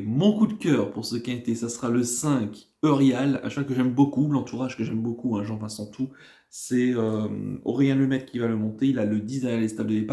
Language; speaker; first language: French; native; French